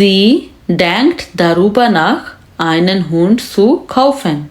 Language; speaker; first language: German; non-native, fluent; Urdu